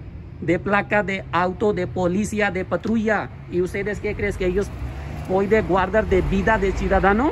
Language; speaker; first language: Spanish; non-native, learner; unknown